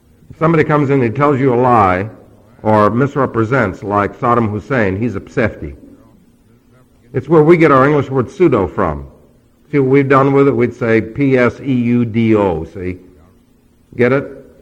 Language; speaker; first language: English; native; English